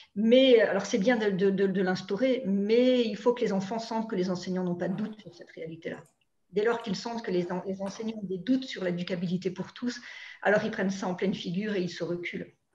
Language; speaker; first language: French; native; French